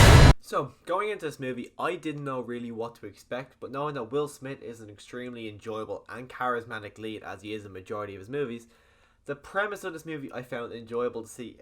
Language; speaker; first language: English; native; English